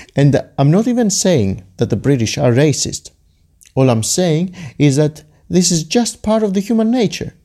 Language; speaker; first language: English; non-native, fluent; Greek